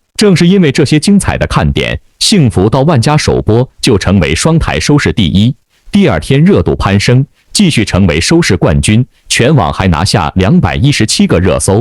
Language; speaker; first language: Chinese; native; Chinese